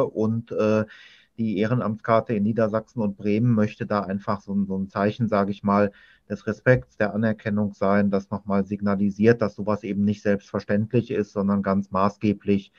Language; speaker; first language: German; native; German